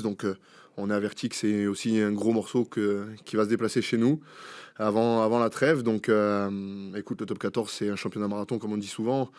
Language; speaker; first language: French; native; French